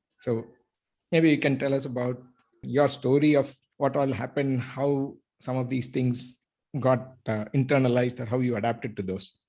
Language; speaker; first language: English; non-native, local second language; Tamil